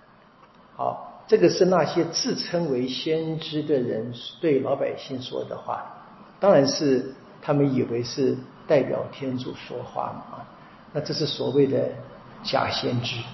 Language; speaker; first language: Chinese; native; Chinese